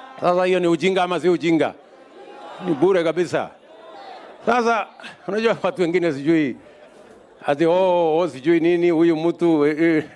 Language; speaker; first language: Swahili; non-native, local second language; Kalenjin